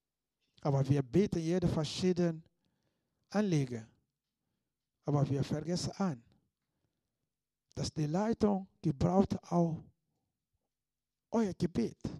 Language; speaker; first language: German; non-native, fluent; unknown